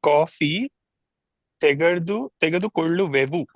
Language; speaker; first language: Kannada; non-native, learner; Telugu